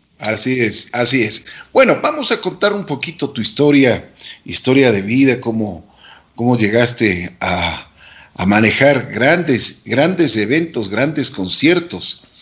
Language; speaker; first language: Spanish; native; Spanish